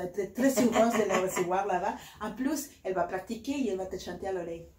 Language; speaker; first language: French; non-native, fluent; Spanish